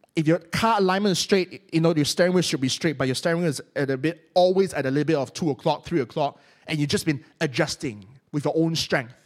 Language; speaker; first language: English; non-native, local second language; Cantonese